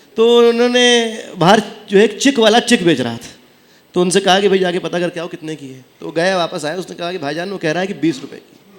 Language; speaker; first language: Hindi; native; Hindi